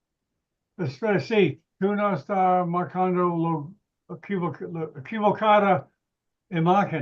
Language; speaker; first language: Spanish; non-native, learner; English